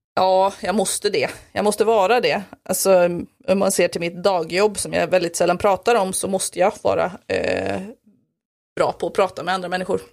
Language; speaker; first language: Swedish; native; Swedish